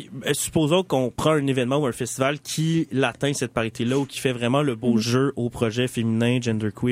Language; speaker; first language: French; native; French